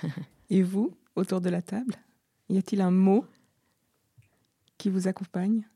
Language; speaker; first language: French; native; French